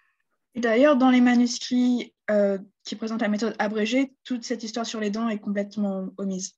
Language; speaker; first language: French; native; French